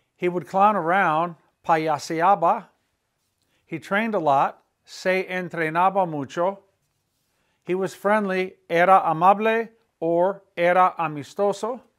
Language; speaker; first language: English; native; English